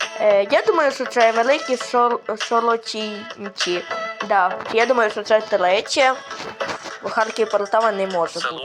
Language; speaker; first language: Ukrainian; non-native, local second language; Russian